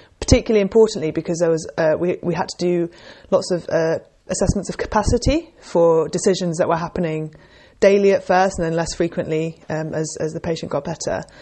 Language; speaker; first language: English; native; English